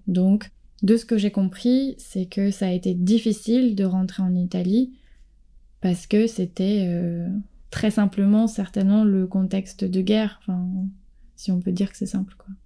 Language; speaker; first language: French; native; French